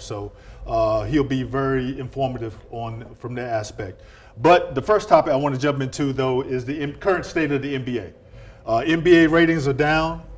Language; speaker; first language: English; native; English